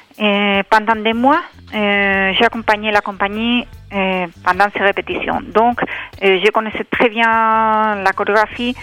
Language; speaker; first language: French; non-native, fluent; Spanish